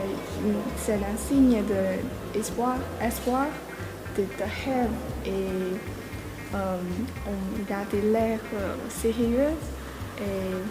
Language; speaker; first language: French; non-native, learner; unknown